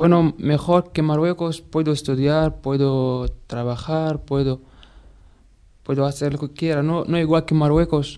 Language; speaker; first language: Spanish; non-native, learner; Arabic